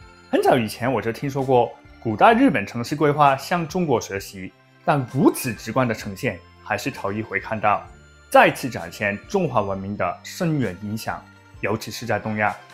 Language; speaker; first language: Chinese; native; Chinese